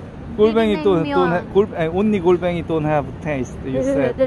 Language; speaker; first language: English; non-native, learner; Korean